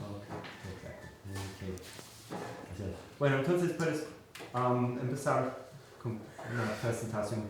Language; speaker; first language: Spanish; non-native, fluent; English